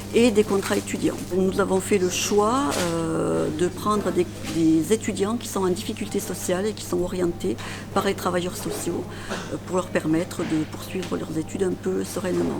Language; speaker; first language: French; native; French